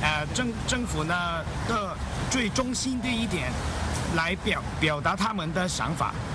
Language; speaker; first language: Chinese; non-native, local second language; Cantonese